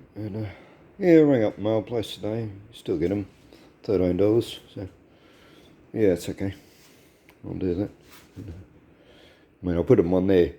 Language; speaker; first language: English; native; English